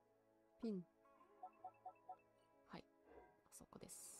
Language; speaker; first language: Japanese; non-native, learner; Russian